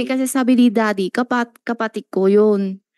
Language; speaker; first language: Filipino; non-native, learner; Chinese